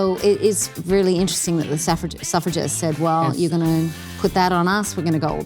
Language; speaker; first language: English; native; English